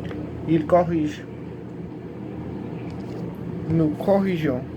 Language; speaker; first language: French; non-native, learner; Portuguese